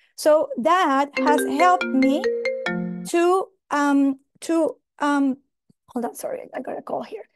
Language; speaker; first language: English; non-native, fluent; Spanish